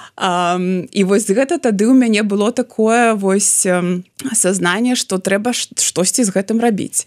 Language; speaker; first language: Belarusian; non-native, local second language; Russian